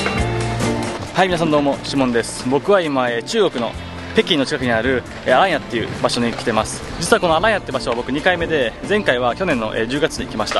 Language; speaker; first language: Japanese; native; Japanese